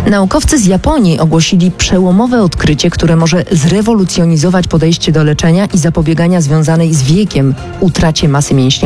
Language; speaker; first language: Polish; native; Polish